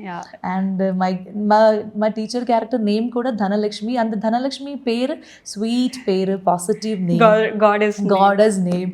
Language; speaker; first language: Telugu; non-native, learner; Malayalam